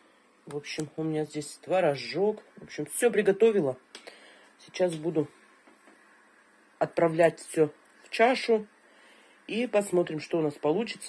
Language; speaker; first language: Russian; native; Russian